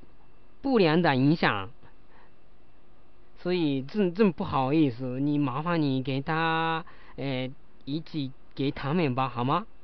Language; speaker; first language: Chinese; non-native, learner; Japanese